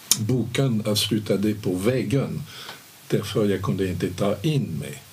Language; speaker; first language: Swedish; non-native, fluent; French